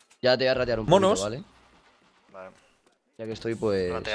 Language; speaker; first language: Spanish; native; Spanish